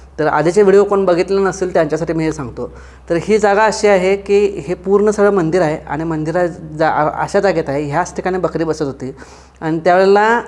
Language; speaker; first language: Marathi; native; Marathi